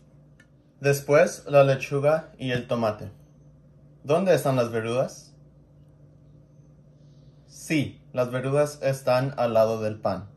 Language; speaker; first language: Spanish; non-native, learner; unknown